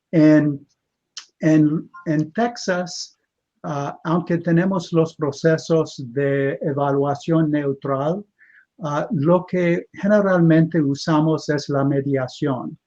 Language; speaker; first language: Spanish; non-native, fluent; English